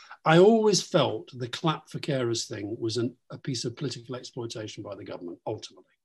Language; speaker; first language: English; native; English